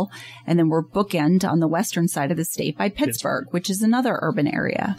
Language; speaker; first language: English; native; English